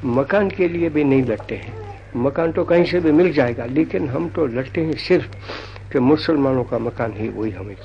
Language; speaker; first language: Hindi; non-native, local second language; Gujarati